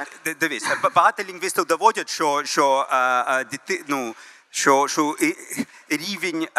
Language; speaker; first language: Ukrainian; early bilingual, heritage; Ukrainian